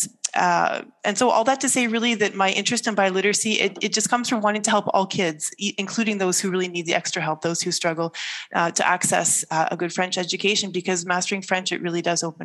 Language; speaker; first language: English; native; English